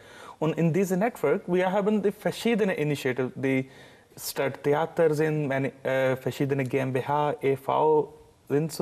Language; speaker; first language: German; non-native, learner; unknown